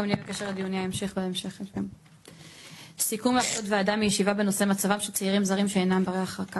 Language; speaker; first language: Hebrew; native; Hebrew